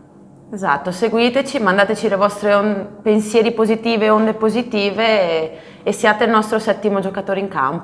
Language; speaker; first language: Italian; native; Italian